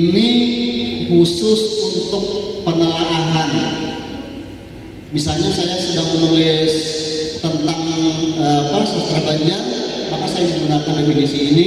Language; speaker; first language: Indonesian; non-native, local second language; Banjar